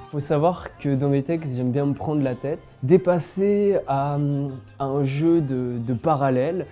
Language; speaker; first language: French; native; French